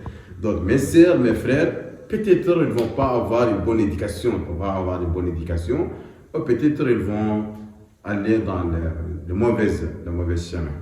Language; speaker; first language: French; non-native, local second language; Arabic